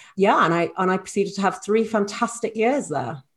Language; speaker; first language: English; native; English